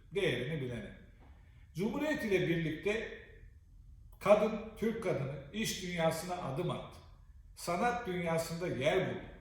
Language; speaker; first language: Turkish; native; Turkish